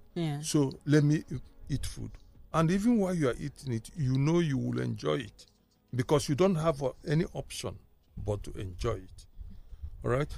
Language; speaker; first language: English; non-native, local second language; Igbo